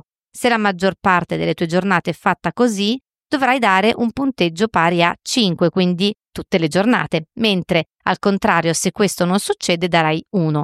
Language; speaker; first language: Italian; native; Italian